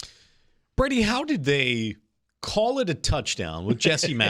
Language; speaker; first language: English; native; English